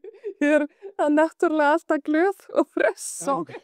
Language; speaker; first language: Icelandic; non-native, fluent; Arabic